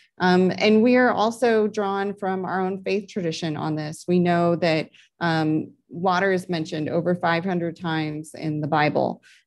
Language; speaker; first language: English; native; English